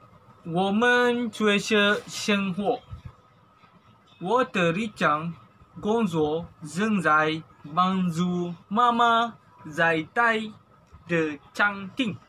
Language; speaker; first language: Chinese; non-native, learner; Malay